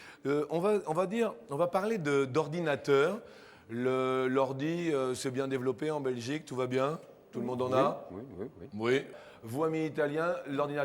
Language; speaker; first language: French; native; French